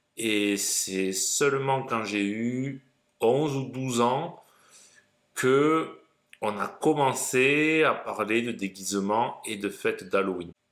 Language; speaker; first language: French; native; French